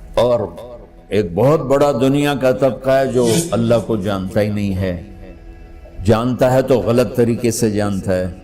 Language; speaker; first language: Urdu; non-native, local second language; Punjabi